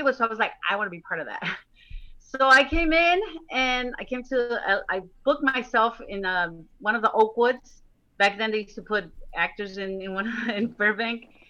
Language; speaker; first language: English; early bilingual, other home language; Spanish